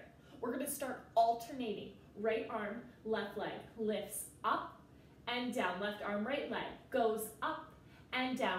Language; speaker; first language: English; native; English